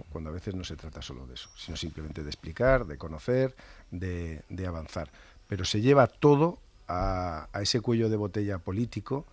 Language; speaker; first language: Spanish; native; Spanish